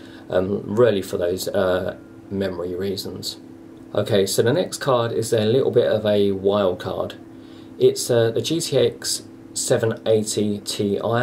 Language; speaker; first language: English; native; English